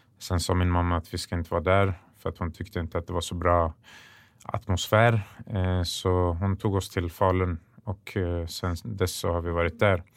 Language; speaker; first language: Swedish; early bilingual, other home language; Persian